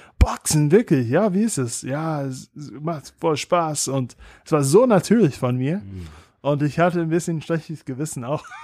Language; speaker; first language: German; non-native, fluent; English